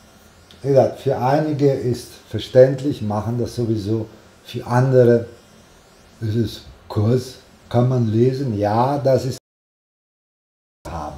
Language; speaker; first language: German; non-native, fluent; Italian